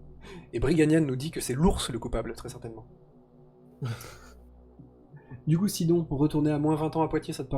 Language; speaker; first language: French; native; French